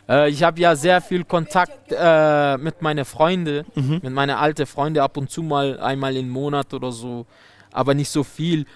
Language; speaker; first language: German; non-native, fluent; Persian